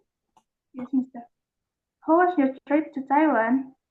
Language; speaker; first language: English; non-native, learner; Indonesian